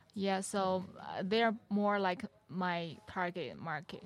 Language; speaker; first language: English; non-native, learner; Chinese